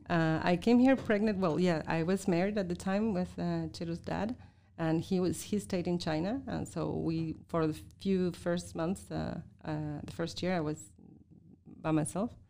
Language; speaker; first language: English; non-native, fluent; Spanish